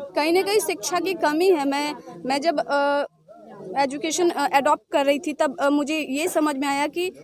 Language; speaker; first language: Hindi; native; Hindi